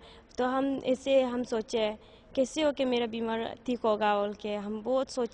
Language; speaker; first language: Hindi; non-native, local second language; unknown